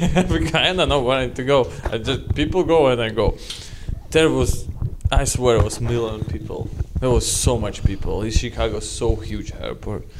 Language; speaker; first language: English; non-native, learner; Russian